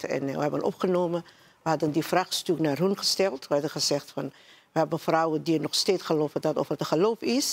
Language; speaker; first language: Dutch; non-native, learner; Somali